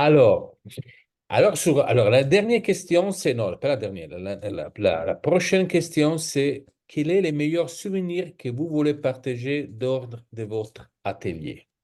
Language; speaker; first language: French; non-native, fluent; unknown